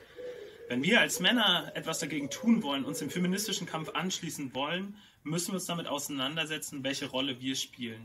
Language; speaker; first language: German; native; German